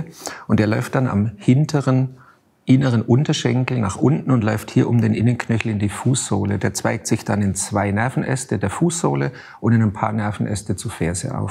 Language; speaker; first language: German; native; German